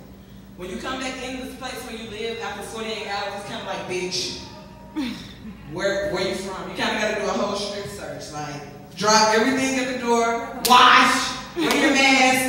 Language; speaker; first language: English; native; English